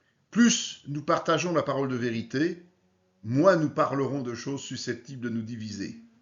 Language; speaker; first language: French; native; French